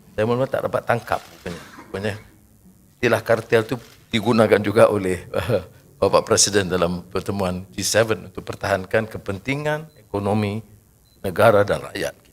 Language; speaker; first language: Malay; native; Malay